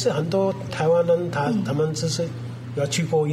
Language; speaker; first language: Chinese; non-native, learner; Hindi